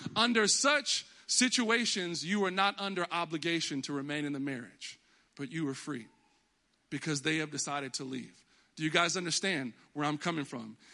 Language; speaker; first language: English; native; English